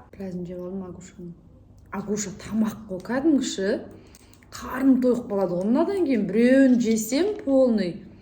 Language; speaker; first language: Kazakh; non-native, local second language; Russian